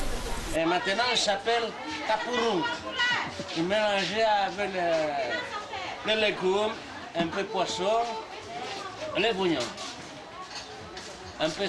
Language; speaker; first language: French; non-native, learner; Indonesian